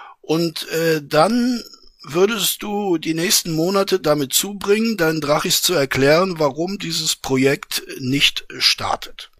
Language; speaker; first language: German; native; German